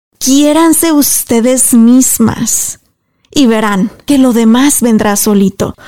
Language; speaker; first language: Spanish; native; Spanish